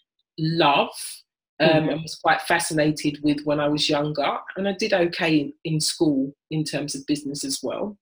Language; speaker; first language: English; native; English